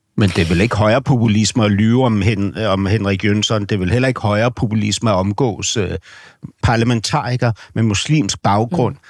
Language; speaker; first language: Danish; native; Danish